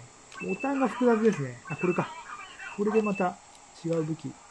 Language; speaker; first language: Japanese; native; Japanese